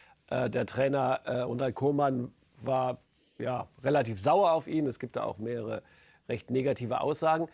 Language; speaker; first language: German; native; German